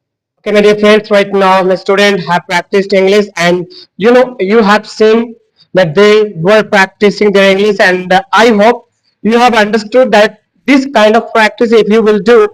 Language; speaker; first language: English; non-native, fluent; Hindi